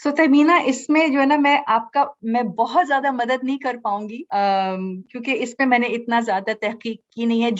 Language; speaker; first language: Urdu; native; Urdu